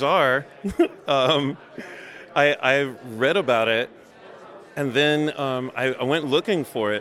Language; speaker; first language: English; native; English